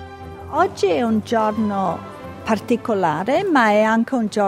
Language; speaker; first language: Italian; early bilingual, heritage; Italian